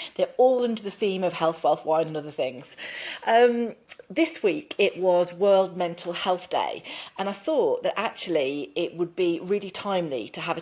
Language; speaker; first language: English; native; English